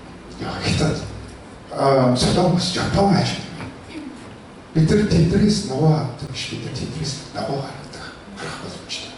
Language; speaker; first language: Mongolian; early bilingual, heritage; Mongolian